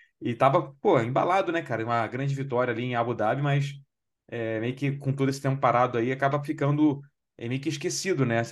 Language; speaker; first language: Portuguese; native; Portuguese